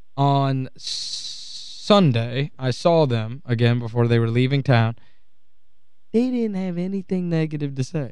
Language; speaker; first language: English; native; English